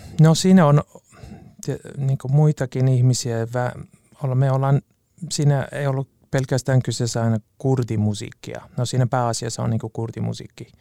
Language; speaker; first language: Finnish; non-native, fluent; Kurdish